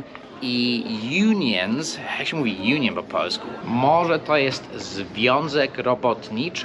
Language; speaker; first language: Polish; non-native, fluent; English